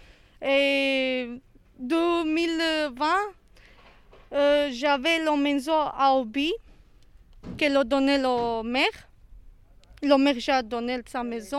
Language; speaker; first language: French; non-native, learner; Serbian